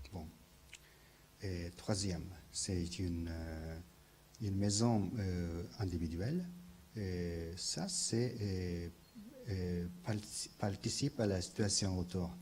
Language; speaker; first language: French; non-native, learner; Japanese